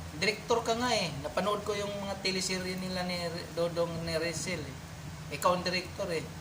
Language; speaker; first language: Filipino; non-native, local second language; Cebuano